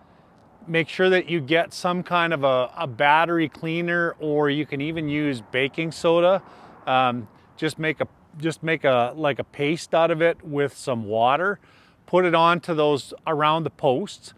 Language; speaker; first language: English; native; English